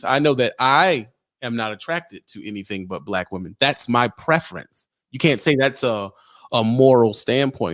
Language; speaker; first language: English; native; English